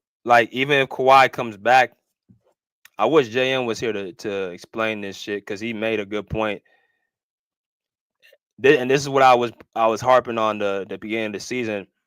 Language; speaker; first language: English; native; English